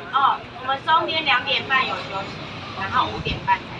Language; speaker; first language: Chinese; native; Chinese